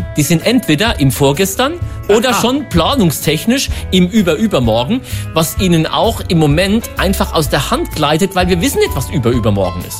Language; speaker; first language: German; native; German